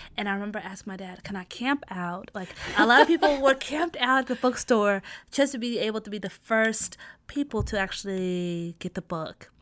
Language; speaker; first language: English; non-native, fluent; Arabic